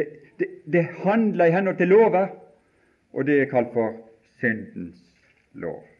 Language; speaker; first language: Norwegian; native; Norwegian